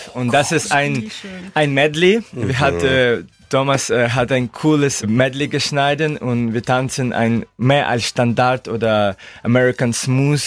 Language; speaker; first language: German; non-native, learner; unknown